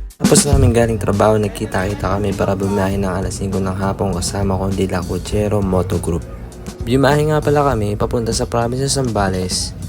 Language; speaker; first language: Filipino; native; Filipino